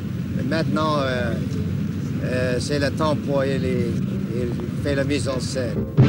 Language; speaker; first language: French; non-native, learner; English